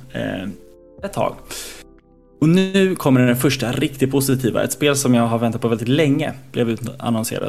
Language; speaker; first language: Swedish; native; Swedish